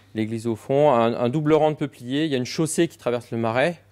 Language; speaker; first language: French; native; French